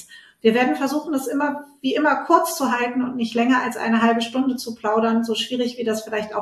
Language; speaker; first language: German; native; German